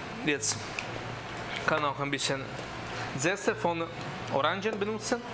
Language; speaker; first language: German; non-native, learner; Italian